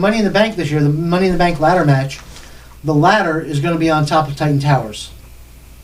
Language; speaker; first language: English; native; English